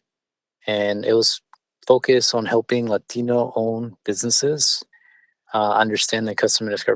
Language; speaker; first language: English; early bilingual, other home language; Spanish